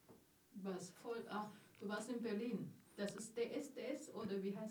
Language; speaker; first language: German; non-native, learner; Chinese